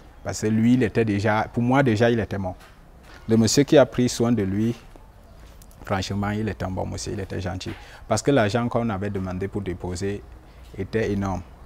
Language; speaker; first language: French; native; French